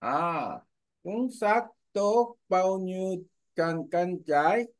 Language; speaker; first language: Vietnamese; non-native, learner; Korean